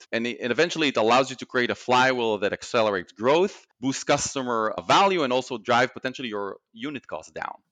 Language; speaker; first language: English; non-native, fluent; Hebrew